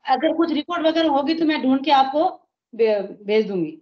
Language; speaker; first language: Hindi; native; Hindi